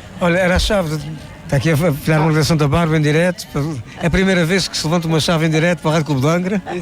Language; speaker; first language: Portuguese; native; Portuguese